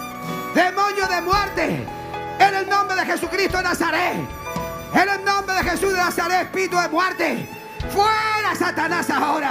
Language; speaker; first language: Spanish; native; Spanish